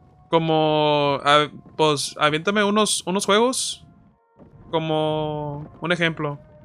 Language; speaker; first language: Spanish; early bilingual, heritage; Spanish